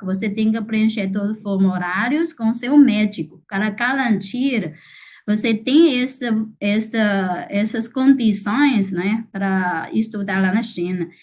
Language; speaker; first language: Portuguese; non-native, fluent; Chinese